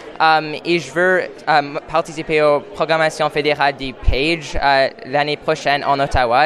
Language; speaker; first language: French; non-native, fluent; English